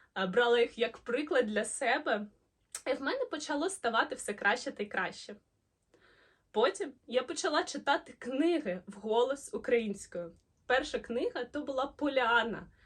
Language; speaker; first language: Ukrainian; non-native, local second language; Russian